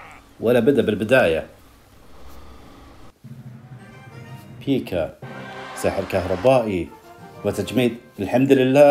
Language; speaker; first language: Arabic; native; Arabic